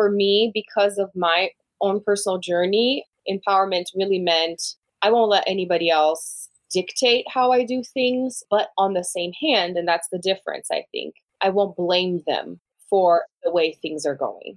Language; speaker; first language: English; non-native, fluent; Portuguese